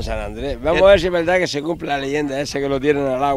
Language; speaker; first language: Spanish; native; Spanish